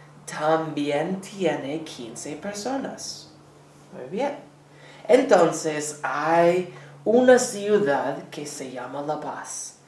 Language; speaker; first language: Spanish; non-native, fluent; English